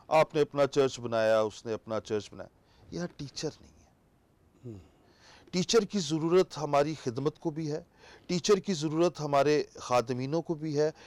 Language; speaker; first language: Urdu; non-native, local second language; Punjabi